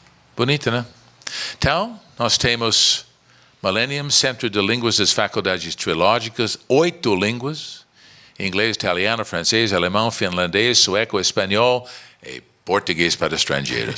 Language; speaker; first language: Portuguese; non-native, learner; English